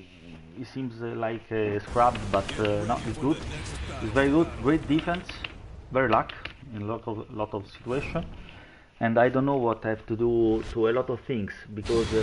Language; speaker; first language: English; non-native, learner; Italian